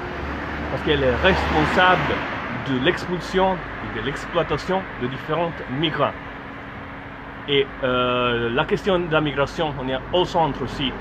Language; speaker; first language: French; non-native, fluent; Italian